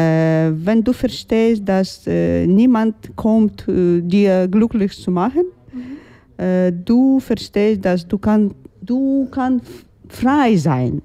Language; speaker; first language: German; non-native, learner; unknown